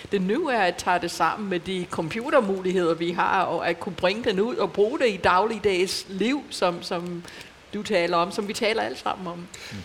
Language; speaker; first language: Danish; non-native, fluent; English